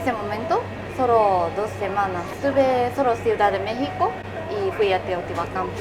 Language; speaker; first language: Spanish; non-native, fluent; Japanese